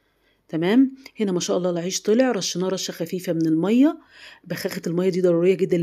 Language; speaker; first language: Arabic; native; Arabic